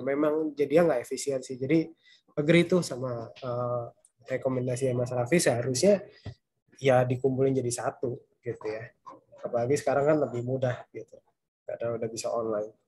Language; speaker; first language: Indonesian; native; Indonesian